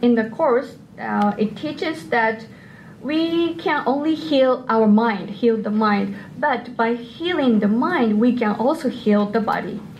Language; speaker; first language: English; non-native, fluent; Japanese